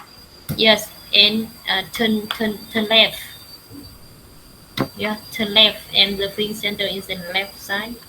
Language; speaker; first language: English; non-native, learner; Vietnamese